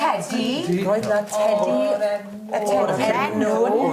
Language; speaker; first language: Welsh; non-native, learner; English